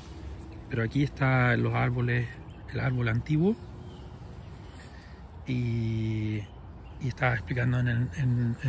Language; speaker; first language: Spanish; early bilingual, heritage; English